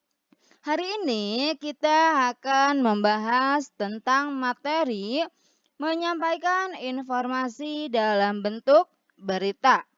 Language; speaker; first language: Indonesian; native; Indonesian